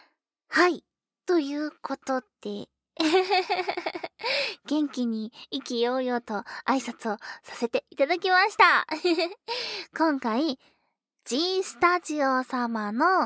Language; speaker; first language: Japanese; native; Japanese